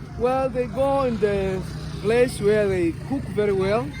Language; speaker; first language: English; non-native, local second language; Swahili